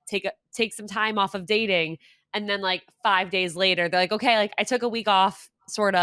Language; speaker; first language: English; native; English